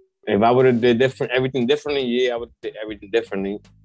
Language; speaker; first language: English; early bilingual, other home language; Spanish